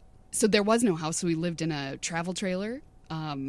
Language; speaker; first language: English; native; English